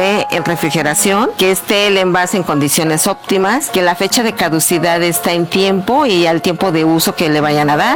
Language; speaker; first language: Spanish; native; Spanish